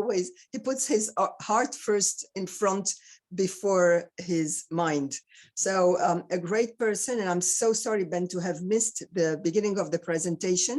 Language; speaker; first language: English; non-native, fluent; French